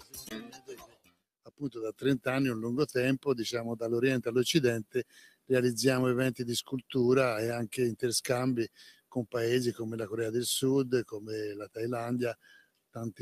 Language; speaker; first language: Italian; native; Italian